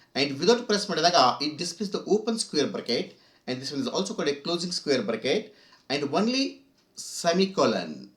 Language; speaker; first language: English; non-native, local second language; Kannada